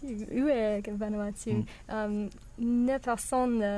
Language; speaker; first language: French; non-native, learner; English